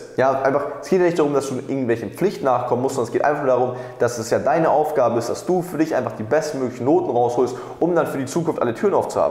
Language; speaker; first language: German; native; German